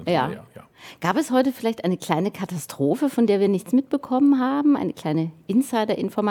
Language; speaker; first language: German; native; German